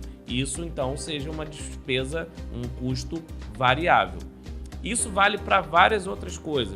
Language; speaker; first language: Portuguese; native; Portuguese